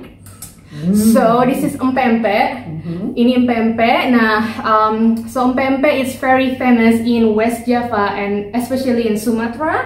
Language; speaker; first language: English; non-native, learner; Indonesian